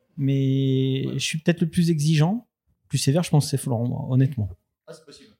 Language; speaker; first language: French; native; French